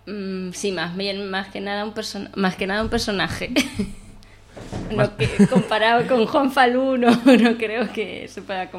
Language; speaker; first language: Spanish; native; Spanish